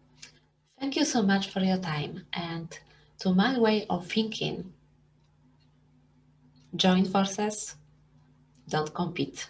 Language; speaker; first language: English; non-native, fluent; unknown